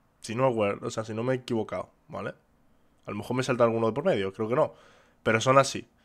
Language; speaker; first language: Spanish; native; Spanish